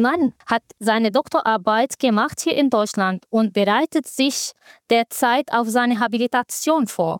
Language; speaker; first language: German; non-native, fluent; Arabic